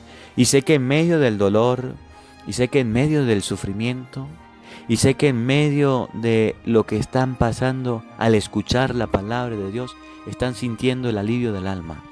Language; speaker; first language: Spanish; native; Spanish